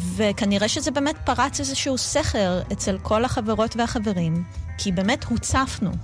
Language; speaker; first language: Hebrew; early bilingual, other home language; Russian